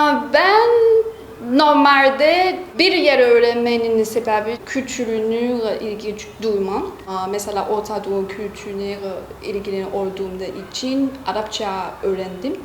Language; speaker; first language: Turkish; non-native, learner; Chinese